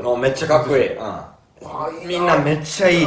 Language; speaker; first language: Japanese; non-native, fluent; English